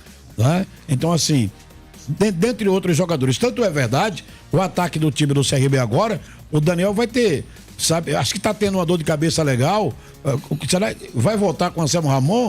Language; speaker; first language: Portuguese; native; Portuguese